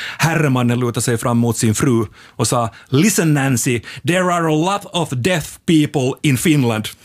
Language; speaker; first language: Swedish; native; Swedish